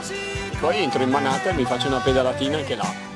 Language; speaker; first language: Italian; native; Italian